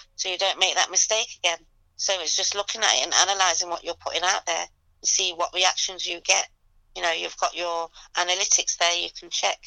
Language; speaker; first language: English; native; English